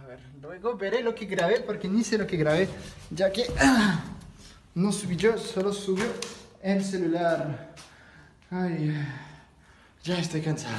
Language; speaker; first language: Spanish; non-native, fluent; French